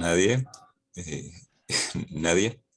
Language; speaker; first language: Spanish; native; Spanish